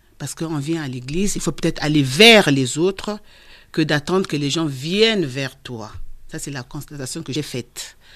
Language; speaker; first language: French; non-native, local second language; Lingala